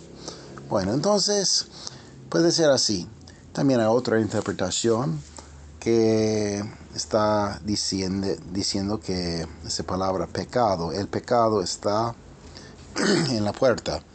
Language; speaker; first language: Spanish; non-native, fluent; English